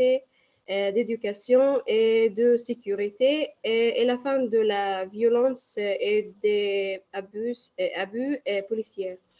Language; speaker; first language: French; non-native, learner; Arabic